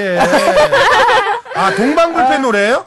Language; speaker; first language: Korean; native; Korean